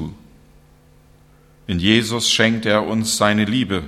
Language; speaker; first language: German; non-native, fluent; English